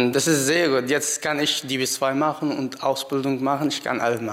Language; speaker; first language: German; non-native, learner; Arabic